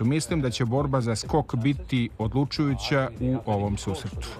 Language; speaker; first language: Serbian; native; Serbian